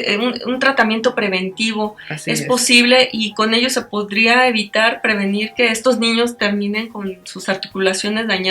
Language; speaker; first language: Spanish; native; Spanish